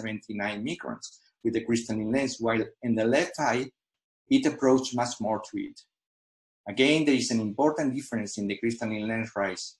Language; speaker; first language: English; non-native, fluent; Spanish